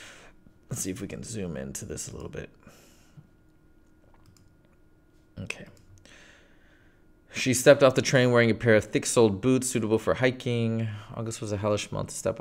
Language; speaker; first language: English; native; English